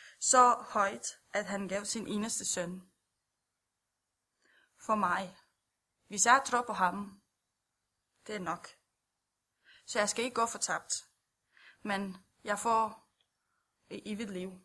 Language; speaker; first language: Danish; non-native, fluent; Romanian